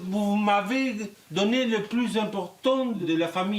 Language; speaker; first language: French; non-native, fluent; Spanish